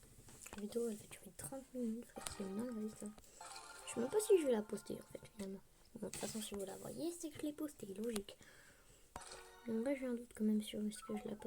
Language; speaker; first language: French; native; French